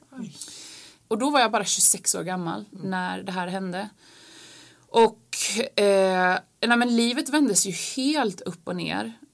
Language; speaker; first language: Swedish; native; Swedish